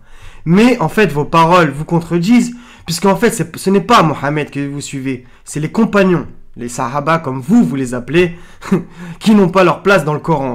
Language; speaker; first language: French; native; French